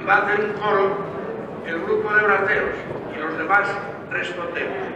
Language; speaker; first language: Spanish; native; Spanish